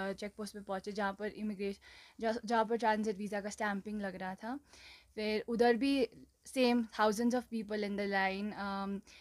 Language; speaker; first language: Hindi; non-native, local second language; Nepali